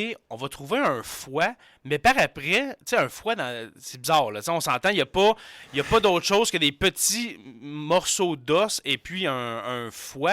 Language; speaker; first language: French; native; French